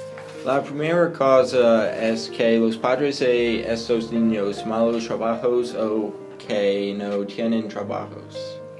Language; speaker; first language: Spanish; non-native, learner; English